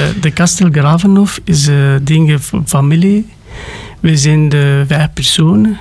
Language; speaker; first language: Dutch; non-native, learner; Romanian